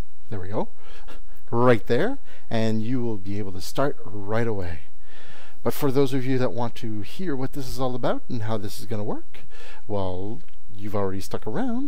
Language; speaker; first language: English; native; English